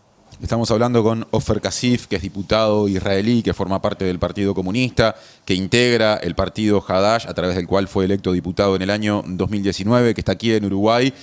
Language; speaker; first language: Spanish; native; Spanish